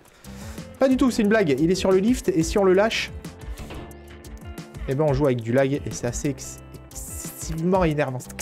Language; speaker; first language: French; native; French